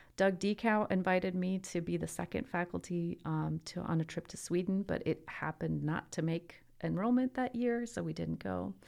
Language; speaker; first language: English; early bilingual, other home language; Italian